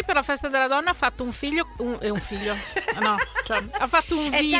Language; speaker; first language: Italian; native; Italian